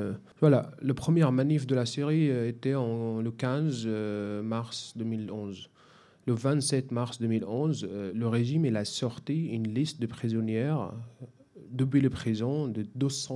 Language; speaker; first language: French; non-native, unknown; Arabic